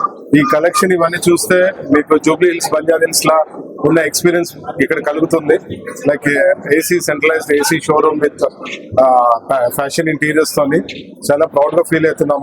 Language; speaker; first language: Telugu; native; Telugu